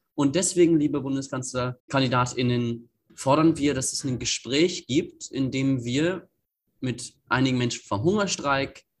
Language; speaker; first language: German; native; German